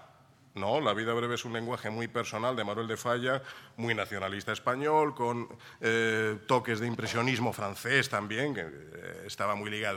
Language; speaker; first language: Spanish; native; Spanish